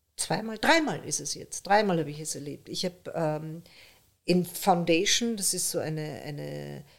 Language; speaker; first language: German; early bilingual, other home language; Persian